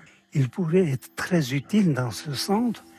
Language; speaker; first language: French; non-native, fluent; Tibetan